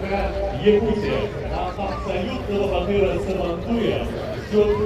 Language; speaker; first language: Russian; native; Russian